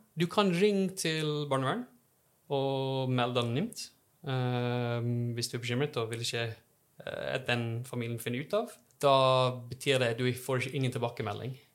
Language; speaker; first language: Norwegian; non-native, fluent; English